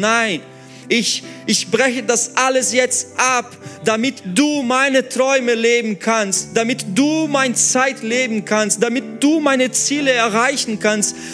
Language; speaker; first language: German; non-native, fluent; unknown